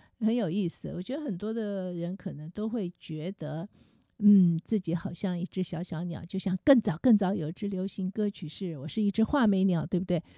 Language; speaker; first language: Chinese; native; Chinese